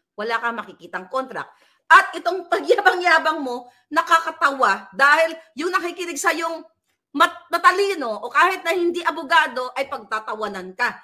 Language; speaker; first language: Filipino; native; Filipino